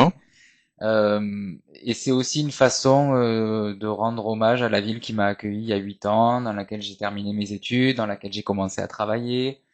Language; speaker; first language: French; native; French